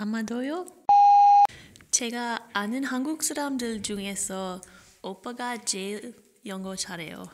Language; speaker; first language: Korean; non-native, fluent; English